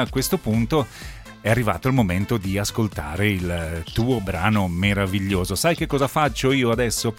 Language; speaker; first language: Italian; native; Italian